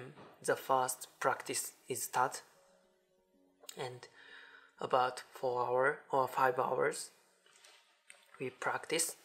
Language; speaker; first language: English; non-native, learner; Japanese